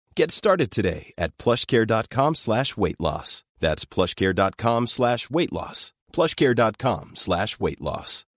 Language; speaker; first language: French; native; French